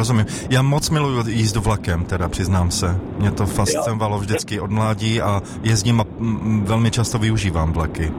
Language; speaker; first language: Czech; native; Czech